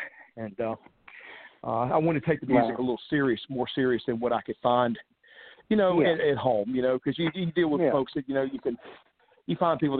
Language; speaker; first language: English; native; English